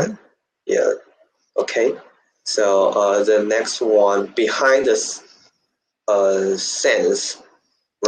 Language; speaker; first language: English; non-native, learner; Chinese